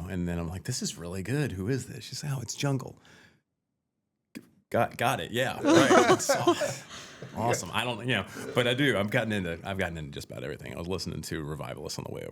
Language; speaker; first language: English; native; English